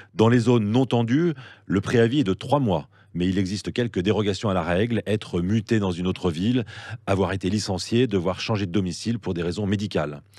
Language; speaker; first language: French; native; French